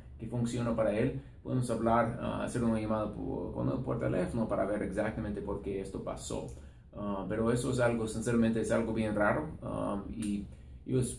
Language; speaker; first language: Spanish; non-native, fluent; English